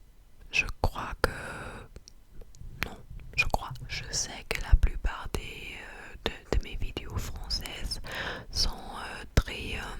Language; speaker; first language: French; non-native, learner; English